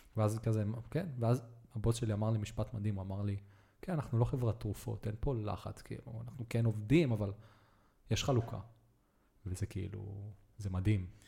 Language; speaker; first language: Hebrew; native; Hebrew